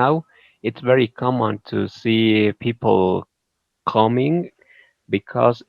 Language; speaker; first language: English; non-native, learner; Spanish